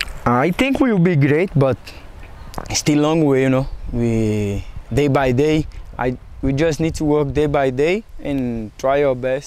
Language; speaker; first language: English; non-native, fluent; Portuguese